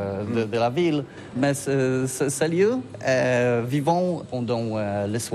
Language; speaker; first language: French; non-native, fluent; Polish